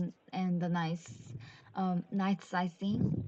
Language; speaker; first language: English; non-native, learner; Korean